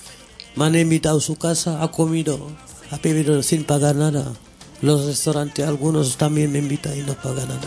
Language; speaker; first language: Spanish; non-native, fluent; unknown